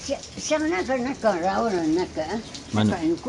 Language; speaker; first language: Chinese; non-native, local second language; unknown